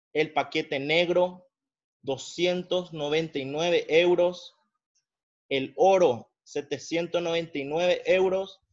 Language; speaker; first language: Spanish; native; Spanish